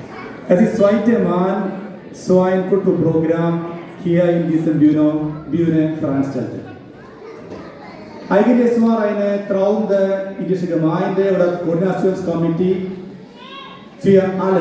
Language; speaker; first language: German; non-native, fluent; Malayalam